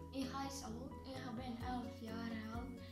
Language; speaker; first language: German; non-native, learner; Bosnian